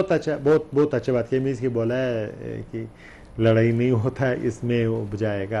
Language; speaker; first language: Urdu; non-native, learner; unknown